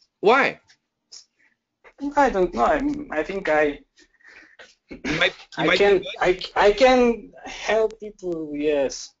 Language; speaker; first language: English; non-native, learner; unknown